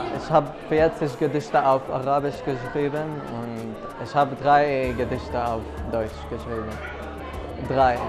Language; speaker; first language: German; non-native, learner; Arabic